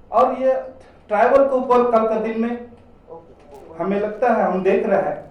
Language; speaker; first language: Hindi; non-native, local second language; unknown